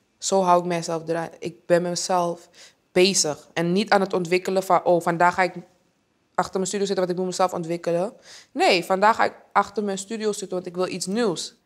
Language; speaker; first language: Dutch; early bilingual, other home language; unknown